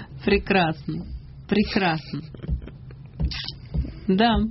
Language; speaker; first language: Russian; native; Russian